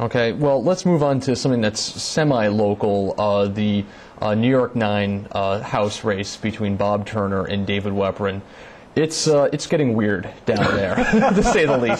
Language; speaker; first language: English; native; English